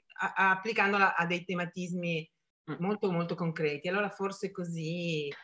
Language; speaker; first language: Italian; native; Italian